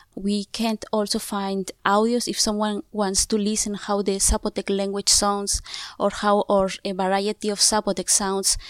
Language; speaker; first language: English; non-native, fluent; Zapotec